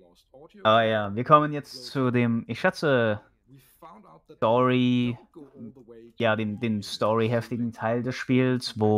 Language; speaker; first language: German; native; German